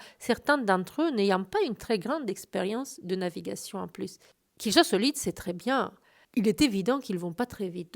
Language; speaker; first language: French; native; French